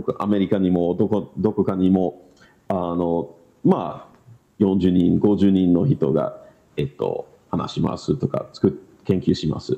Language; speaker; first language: Japanese; non-native, learner; English